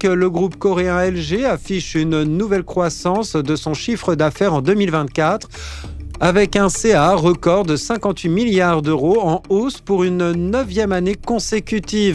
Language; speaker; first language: French; native; French